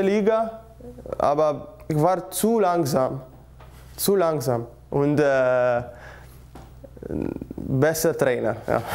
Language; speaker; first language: German; non-native, learner; Italian